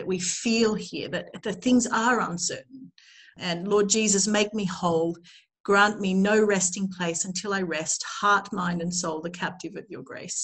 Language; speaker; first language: English; native; English